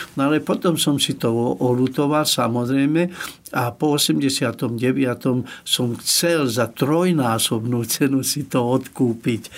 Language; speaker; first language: Slovak; non-native, local second language; Hungarian